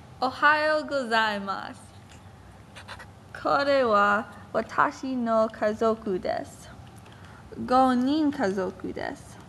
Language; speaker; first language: Japanese; non-native, learner; English